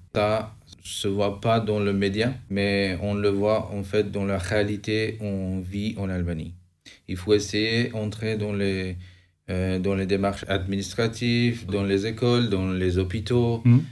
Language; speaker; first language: French; non-native, fluent; Albanian